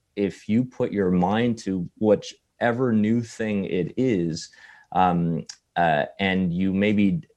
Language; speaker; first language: English; early bilingual, other home language; Chinese